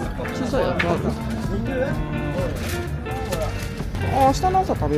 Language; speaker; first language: Japanese; native; Japanese